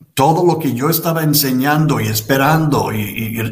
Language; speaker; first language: Spanish; non-native, fluent; English